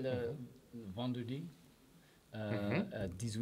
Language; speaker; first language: French; non-native, learner; English